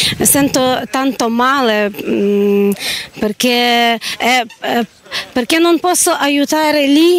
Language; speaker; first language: Italian; non-native, learner; Ukrainian